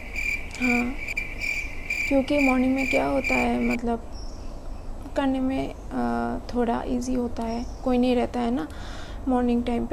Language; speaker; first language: Hindi; non-native, local second language; Bangla